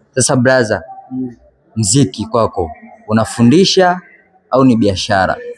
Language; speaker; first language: Swahili; native; Swahili